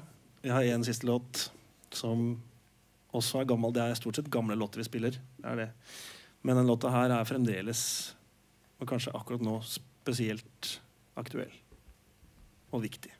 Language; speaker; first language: Norwegian; native; Norwegian